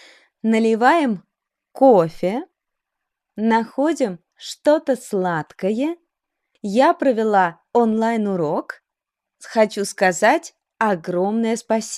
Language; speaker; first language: Russian; non-native, fluent; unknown